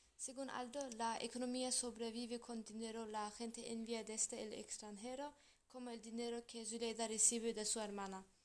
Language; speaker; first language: Spanish; non-native, learner; English